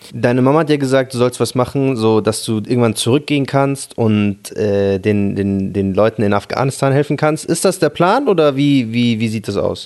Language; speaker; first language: German; early bilingual, other home language; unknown